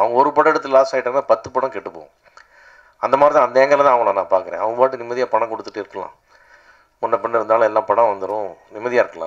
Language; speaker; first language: Tamil; native; Tamil